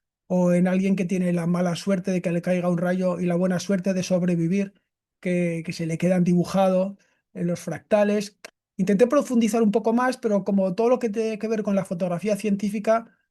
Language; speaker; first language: Spanish; native; Spanish